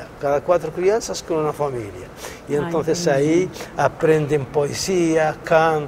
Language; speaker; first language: Spanish; non-native, local second language; Arabic